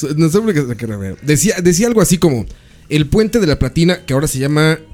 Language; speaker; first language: Spanish; native; Spanish